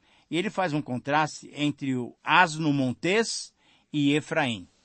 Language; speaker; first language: Portuguese; native; Portuguese